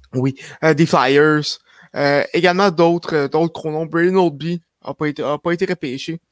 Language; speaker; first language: French; native; French